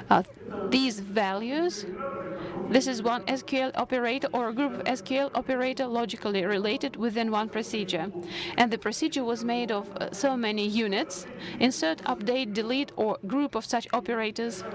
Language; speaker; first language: English; non-native, fluent; Russian